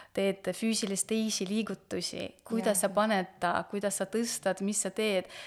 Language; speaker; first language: Estonian; non-native, local second language; Russian